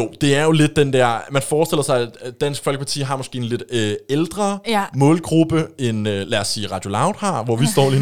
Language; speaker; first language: Danish; native; Danish